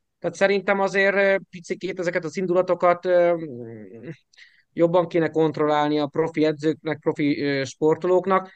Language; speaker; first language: Hungarian; native; Hungarian